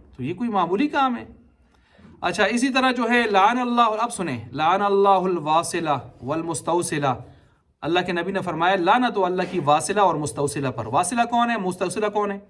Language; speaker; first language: Urdu; non-native, local second language; Punjabi